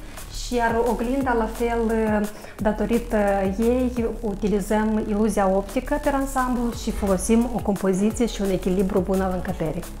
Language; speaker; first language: Romanian; native; Romanian